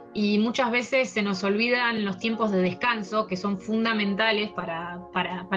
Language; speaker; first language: Spanish; early bilingual, heritage; French